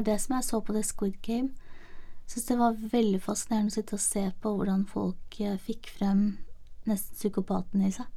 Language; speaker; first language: Norwegian; native; Norwegian